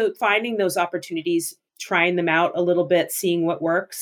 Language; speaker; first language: English; native; English